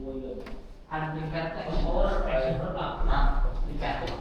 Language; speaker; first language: English; non-native, learner; Indonesian